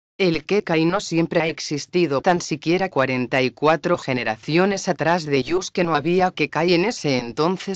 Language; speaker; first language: Spanish; native; Spanish